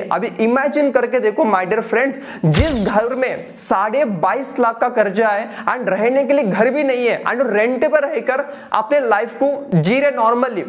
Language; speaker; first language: Hindi; non-native, local second language; Telugu